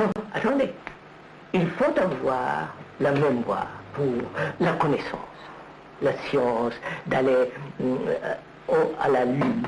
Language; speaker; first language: French; non-native, learner; Telugu